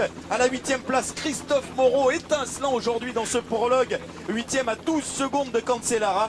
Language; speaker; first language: French; native; French